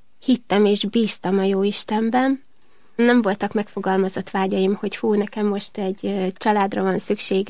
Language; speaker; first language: Hungarian; native; Hungarian